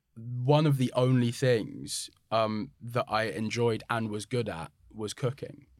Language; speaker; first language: English; native; English